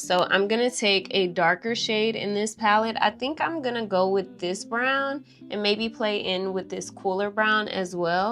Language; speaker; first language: English; native; English